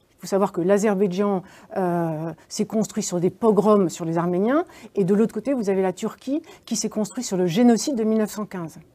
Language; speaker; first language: French; native; French